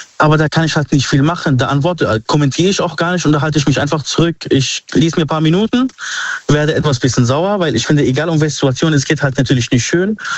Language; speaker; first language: German; early bilingual, other home language; Arabic